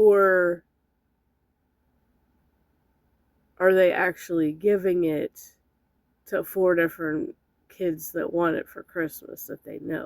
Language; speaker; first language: English; native; English